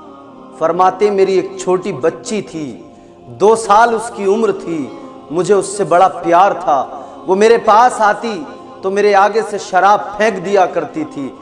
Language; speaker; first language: Urdu; native; Urdu